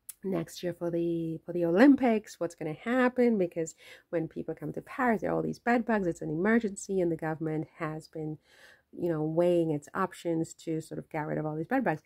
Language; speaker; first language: English; native; English